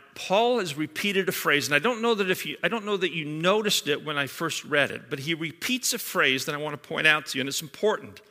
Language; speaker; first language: English; native; English